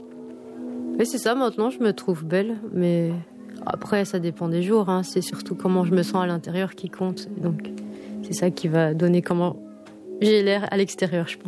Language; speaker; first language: French; native; French